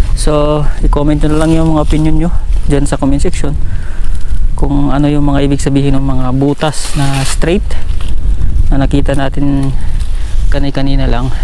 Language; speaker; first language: Filipino; native; Filipino